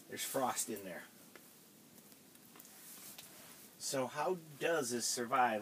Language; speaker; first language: English; native; English